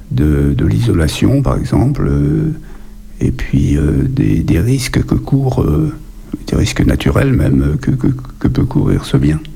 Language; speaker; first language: French; native; French